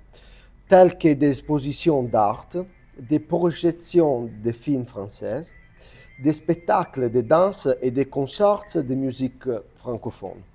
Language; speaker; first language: French; non-native, learner; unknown